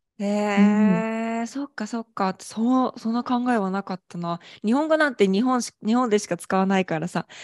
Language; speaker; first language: Japanese; native; Japanese